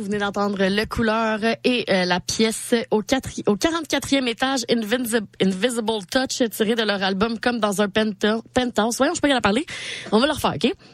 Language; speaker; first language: French; native; French